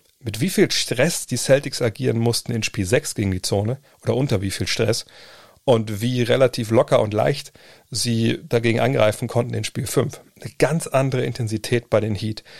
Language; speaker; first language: German; native; German